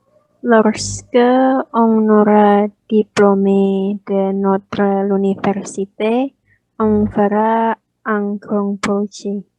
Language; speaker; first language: French; non-native, learner; Indonesian